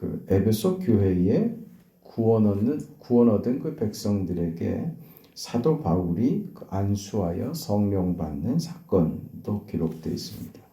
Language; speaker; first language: Korean; native; Korean